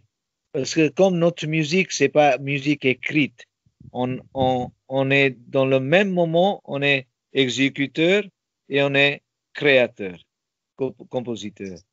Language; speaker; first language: French; non-native, fluent; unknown